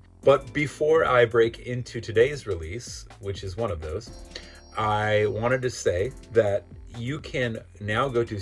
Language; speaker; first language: English; native; English